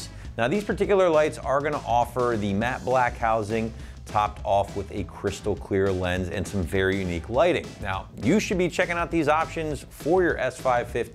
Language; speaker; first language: English; native; English